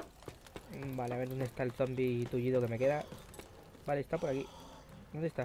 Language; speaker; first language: Spanish; native; Spanish